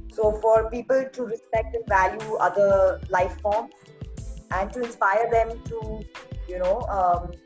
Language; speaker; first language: English; non-native, local second language; Hindi